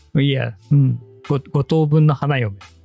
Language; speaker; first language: English; non-native, learner; Japanese